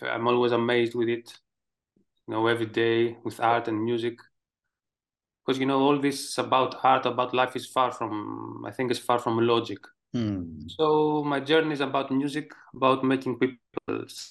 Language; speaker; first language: English; non-native, fluent; Greek